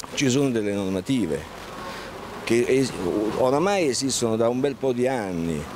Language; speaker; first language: Italian; native; Italian